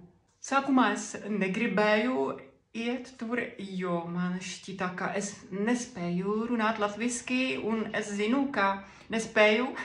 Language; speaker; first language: Latvian; non-native, fluent; Czech